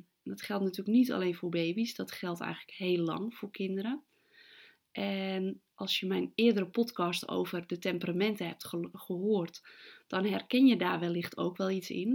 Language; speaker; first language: Dutch; native; Dutch